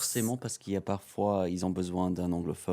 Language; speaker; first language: French; non-native, fluent; English